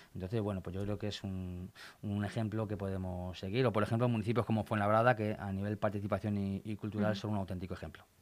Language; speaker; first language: Spanish; native; Spanish